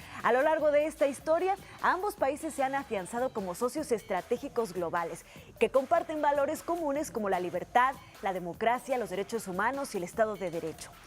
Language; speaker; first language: Spanish; native; Spanish